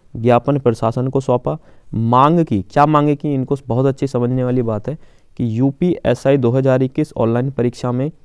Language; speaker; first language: Hindi; native; Hindi